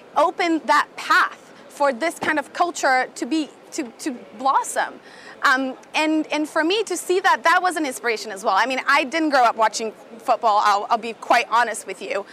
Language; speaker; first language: English; non-native, fluent; Portuguese